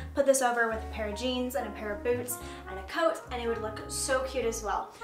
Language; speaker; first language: English; native; English